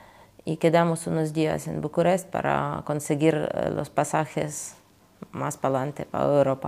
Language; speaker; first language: Spanish; non-native, fluent; Ukrainian